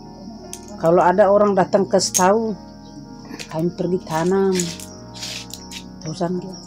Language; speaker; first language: Indonesian; non-native, local second language; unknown